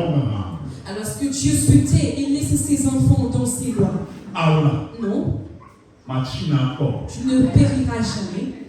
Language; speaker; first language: French; non-native, local second language; Ewe